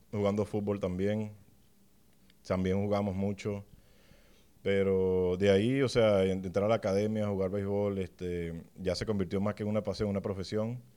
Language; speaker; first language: Spanish; native; Spanish